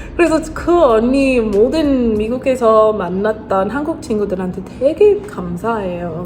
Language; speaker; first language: Korean; non-native, fluent; English